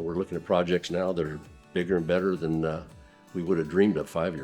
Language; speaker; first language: English; native; English